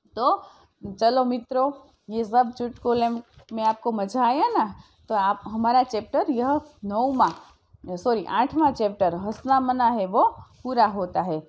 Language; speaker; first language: Hindi; non-native, local second language; Gujarati